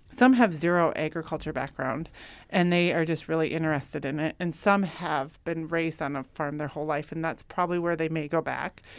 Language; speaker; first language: English; native; English